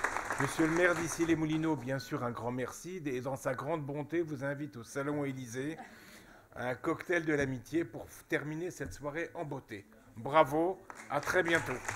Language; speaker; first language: French; native; French